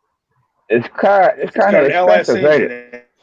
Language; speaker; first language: English; native; English